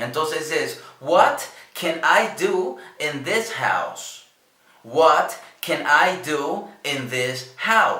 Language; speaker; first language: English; non-native, learner; Spanish